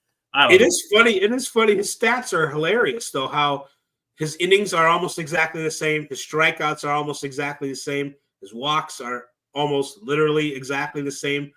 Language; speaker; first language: English; native; English